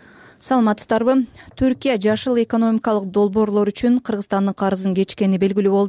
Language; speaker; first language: Kyrgyz; native; Kyrgyz